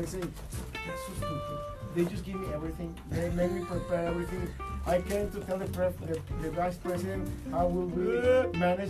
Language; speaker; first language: English; non-native, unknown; Spanish